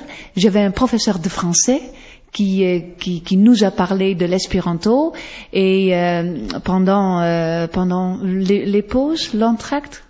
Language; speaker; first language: French; non-native, fluent; Western Frisian